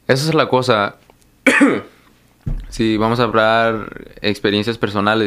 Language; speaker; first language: Spanish; early bilingual, heritage; Spanish